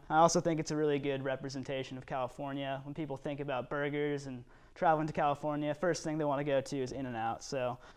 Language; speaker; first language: English; native; English